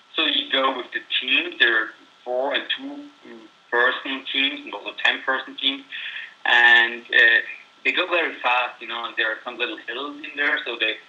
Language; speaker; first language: English; non-native, fluent; German